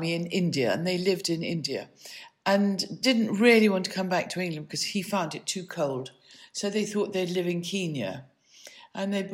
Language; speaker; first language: English; native; English